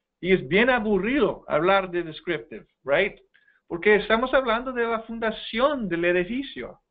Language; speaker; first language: Spanish; non-native, fluent; English